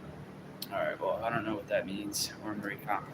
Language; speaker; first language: English; native; English